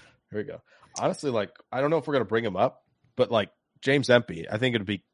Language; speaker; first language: English; native; English